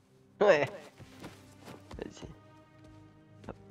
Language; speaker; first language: French; native; French